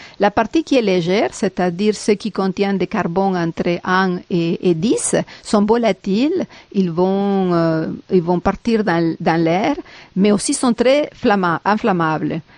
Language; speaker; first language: French; non-native, fluent; Spanish